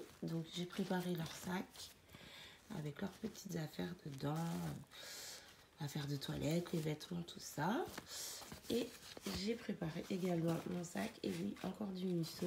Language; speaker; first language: French; native; French